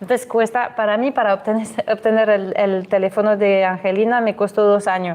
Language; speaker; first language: Spanish; non-native, fluent; French